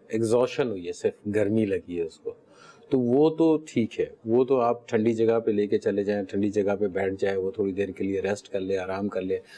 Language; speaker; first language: Urdu; native; Urdu